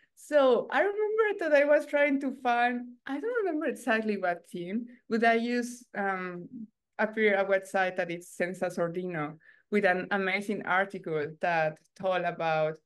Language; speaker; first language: English; non-native, learner; Spanish